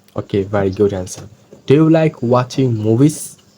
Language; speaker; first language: English; non-native, fluent; Bangla